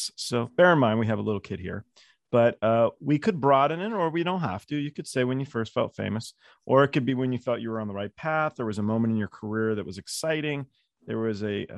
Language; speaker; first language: English; native; English